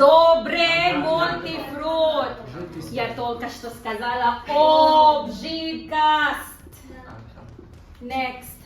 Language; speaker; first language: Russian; non-native, learner; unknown